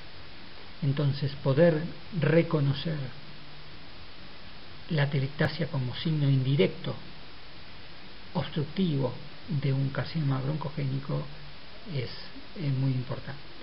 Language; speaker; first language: Spanish; native; Spanish